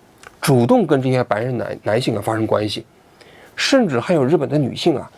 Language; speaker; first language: Chinese; native; Chinese